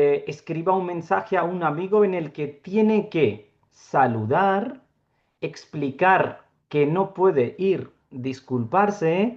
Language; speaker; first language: Spanish; non-native, fluent; Urdu